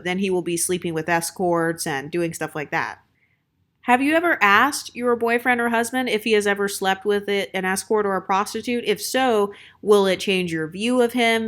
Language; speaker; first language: English; native; English